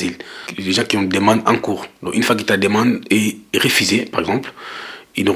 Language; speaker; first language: French; non-native, local second language; Lingala